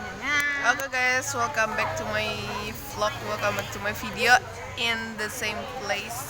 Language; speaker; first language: English; non-native, learner; Indonesian